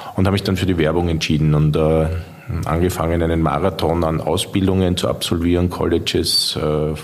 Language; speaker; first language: German; native; German